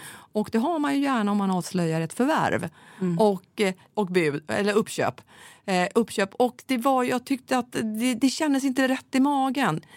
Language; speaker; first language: Swedish; native; Swedish